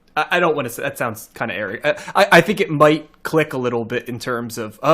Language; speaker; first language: English; native; English